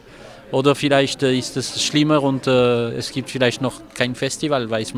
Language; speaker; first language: German; non-native, local second language; French